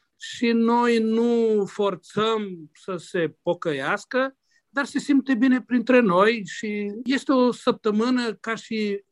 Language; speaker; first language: Romanian; non-native, local second language; Hungarian